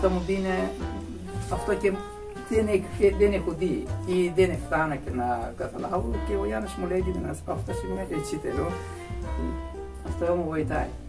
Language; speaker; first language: Greek; non-native, learner; Persian